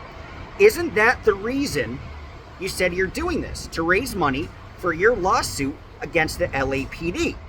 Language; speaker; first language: English; native; English